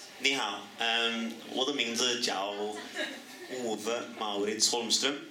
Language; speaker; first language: Chinese; non-native, learner; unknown